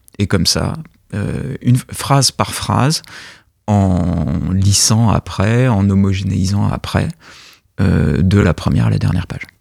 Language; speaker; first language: French; native; French